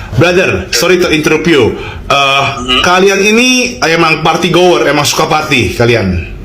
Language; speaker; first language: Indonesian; native; Indonesian